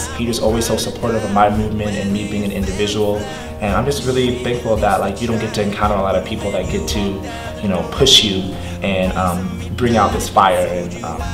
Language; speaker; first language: English; native; English